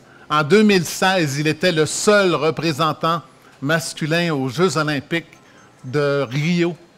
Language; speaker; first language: French; native; French